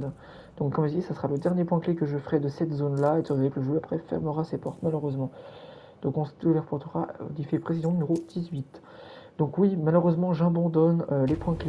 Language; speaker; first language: French; native; French